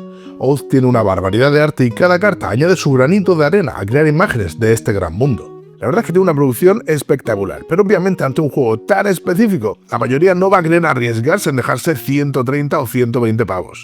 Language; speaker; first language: Spanish; native; Spanish